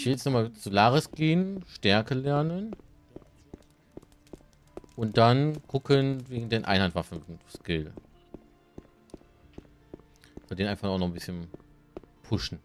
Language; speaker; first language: German; native; German